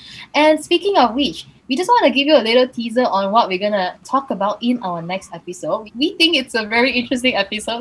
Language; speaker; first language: English; native; English